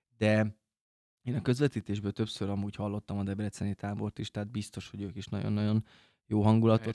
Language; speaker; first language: Hungarian; native; Hungarian